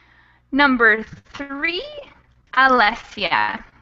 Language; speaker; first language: English; native; English